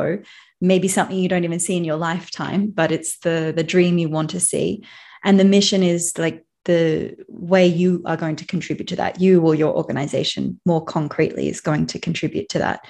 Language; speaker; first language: English; native; English